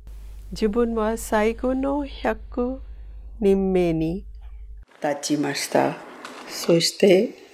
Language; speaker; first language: Japanese; non-native, fluent; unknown